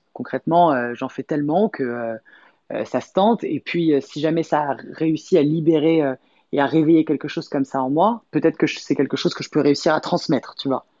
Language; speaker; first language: French; native; French